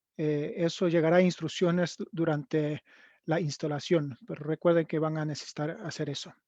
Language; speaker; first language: Spanish; non-native, fluent; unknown